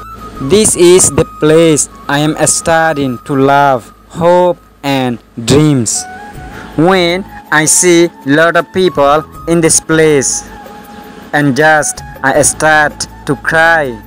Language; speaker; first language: English; non-native, local second language; Rohingya